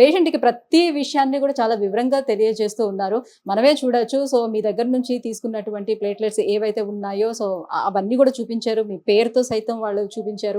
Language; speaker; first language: Telugu; native; Telugu